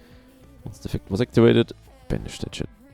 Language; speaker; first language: English; non-native, fluent; German